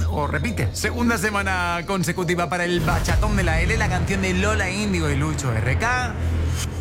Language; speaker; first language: Spanish; native; Spanish